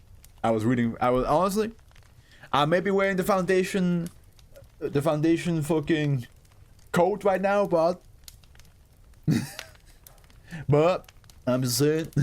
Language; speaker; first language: English; non-native, fluent; German